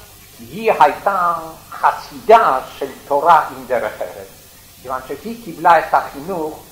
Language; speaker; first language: Hebrew; non-native, fluent; Yiddish